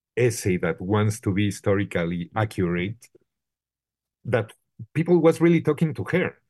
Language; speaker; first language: English; non-native, fluent; Spanish